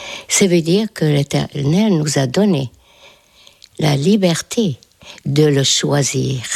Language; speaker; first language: French; non-native, fluent; Hungarian